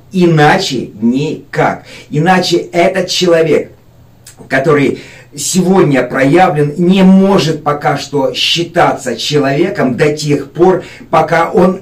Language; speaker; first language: Russian; native; Russian